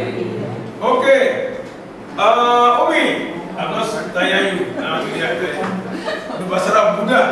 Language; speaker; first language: Arabic; non-native, fluent; Malay